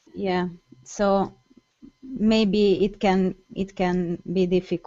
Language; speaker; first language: English; non-native, learner; Hungarian